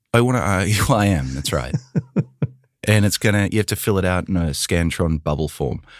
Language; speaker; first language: English; native; English